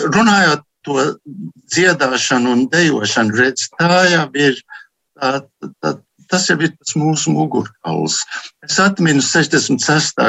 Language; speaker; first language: Latvian; early bilingual, heritage; Latvian